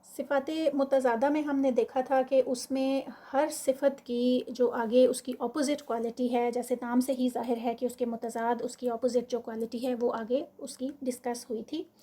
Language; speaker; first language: Urdu; native; Urdu